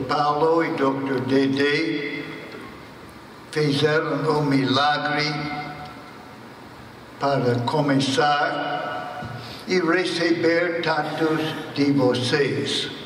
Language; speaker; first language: Portuguese; non-native, fluent; English